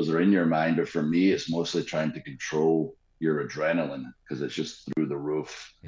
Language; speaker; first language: English; native; English